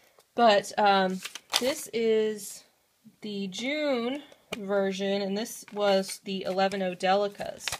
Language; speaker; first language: English; native; English